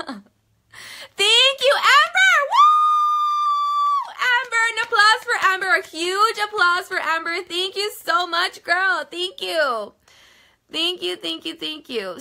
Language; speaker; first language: English; native; English